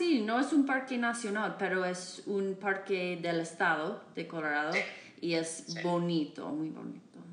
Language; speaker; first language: Spanish; non-native, learner; English